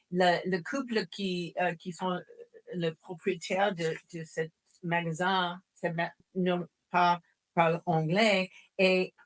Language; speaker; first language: French; non-native, fluent; English